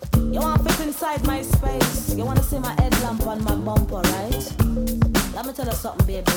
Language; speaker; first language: English; native; English